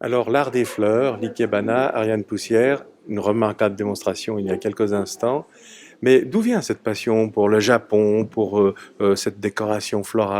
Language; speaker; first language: French; native; French